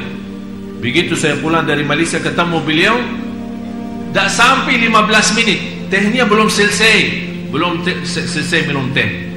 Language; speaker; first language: Indonesian; non-native, fluent; Arabic